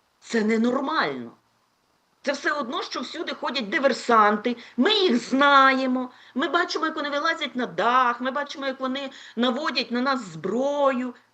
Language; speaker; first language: Ukrainian; native; Ukrainian